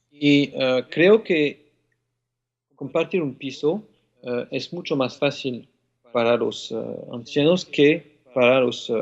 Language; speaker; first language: Spanish; non-native, fluent; French